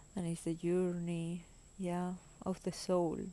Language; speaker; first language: English; non-native, fluent; Spanish